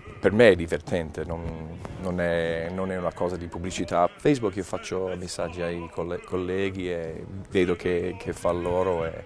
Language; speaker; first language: Italian; non-native, learner; English